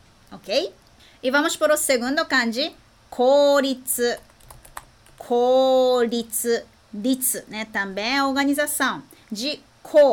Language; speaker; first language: Portuguese; non-native, fluent; Japanese